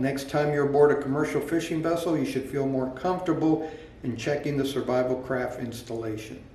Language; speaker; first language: English; native; English